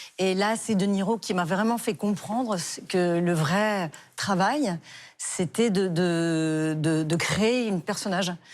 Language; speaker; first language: French; non-native, fluent; English